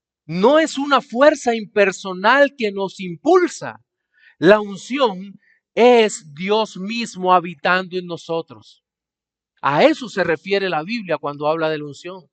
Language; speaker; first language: Spanish; native; Spanish